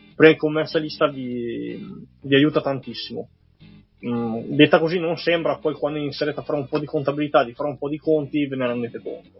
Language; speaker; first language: Italian; native; Italian